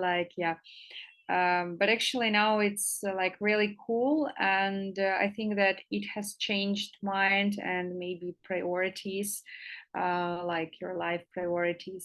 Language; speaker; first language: English; non-native, fluent; Russian